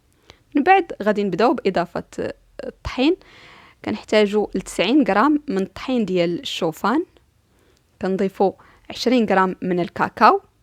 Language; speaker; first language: Arabic; native; Arabic